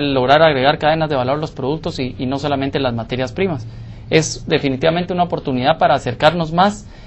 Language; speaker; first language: Spanish; native; Spanish